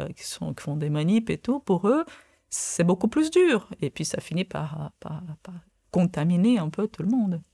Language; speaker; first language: French; non-native, fluent; Portuguese